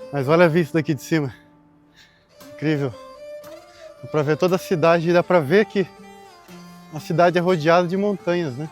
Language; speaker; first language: Portuguese; native; Portuguese